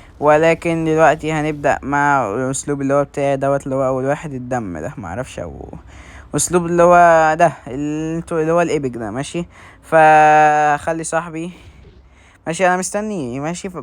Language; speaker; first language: Arabic; native; Arabic